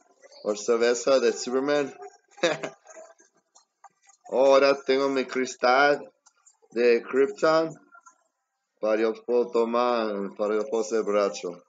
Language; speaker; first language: Spanish; early bilingual, heritage; English